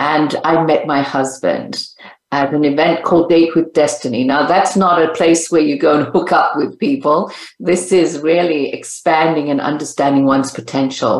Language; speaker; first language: English; native; English